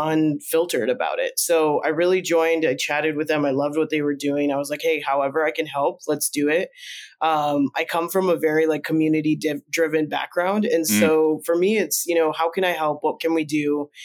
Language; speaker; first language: English; early bilingual, other home language; Spanish